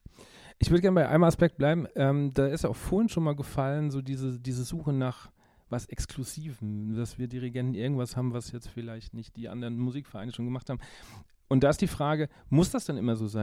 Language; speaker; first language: German; native; German